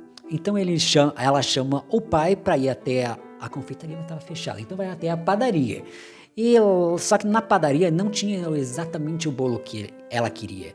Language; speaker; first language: Portuguese; native; Portuguese